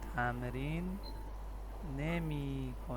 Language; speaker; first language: Persian; non-native, fluent; Urdu